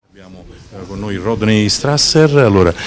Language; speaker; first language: Italian; native; Italian